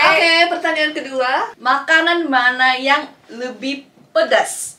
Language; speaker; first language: Indonesian; non-native, fluent; Korean